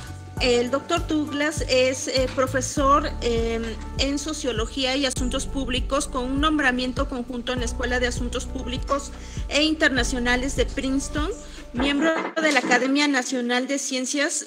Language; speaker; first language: Spanish; native; Spanish